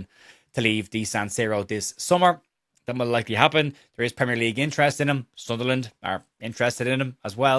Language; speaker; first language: English; native; English